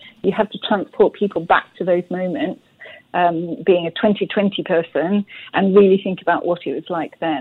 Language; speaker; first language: English; native; English